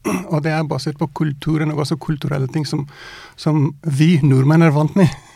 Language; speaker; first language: Norwegian; non-native, fluent; Persian